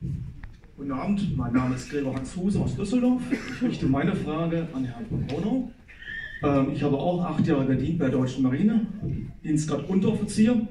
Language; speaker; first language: German; native; German